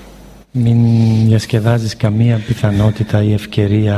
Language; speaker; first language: Greek; native; Greek